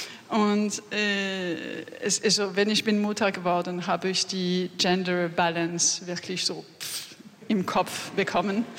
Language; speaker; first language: German; non-native, fluent; French